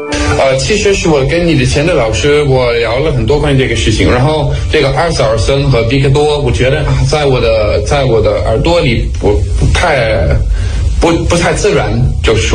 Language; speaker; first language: Chinese; non-native, fluent; Danish